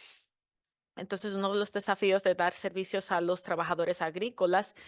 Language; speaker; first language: Spanish; non-native, fluent; English